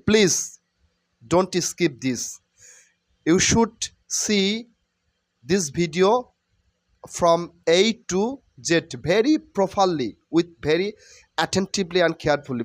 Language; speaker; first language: English; non-native, learner; Bangla